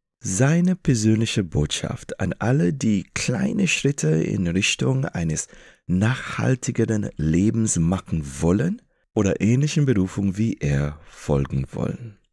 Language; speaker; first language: German; non-native, fluent; English